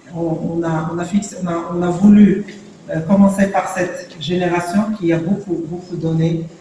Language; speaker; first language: French; non-native, local second language; Arabic